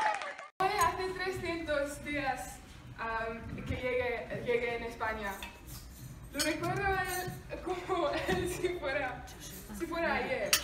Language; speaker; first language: Spanish; non-native, learner; Afrikaans